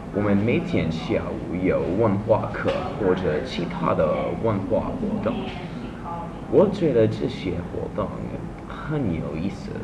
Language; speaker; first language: Chinese; non-native, learner; English